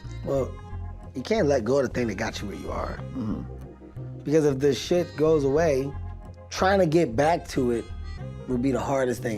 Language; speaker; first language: English; native; English